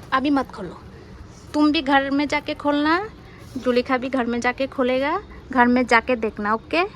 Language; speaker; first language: Hindi; non-native, local second language; Bangla